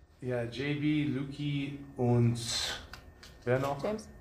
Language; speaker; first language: German; non-native, fluent; English